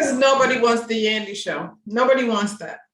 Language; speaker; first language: English; native; English